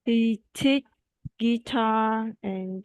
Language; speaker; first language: English; non-native, learner; Vietnamese